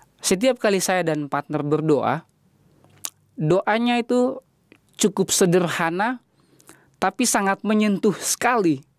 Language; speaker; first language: Indonesian; native; Indonesian